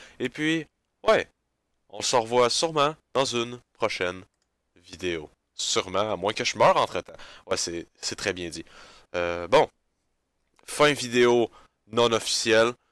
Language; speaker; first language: French; native; French